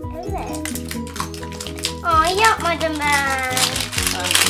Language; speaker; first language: Turkish; early bilingual, heritage; Turkish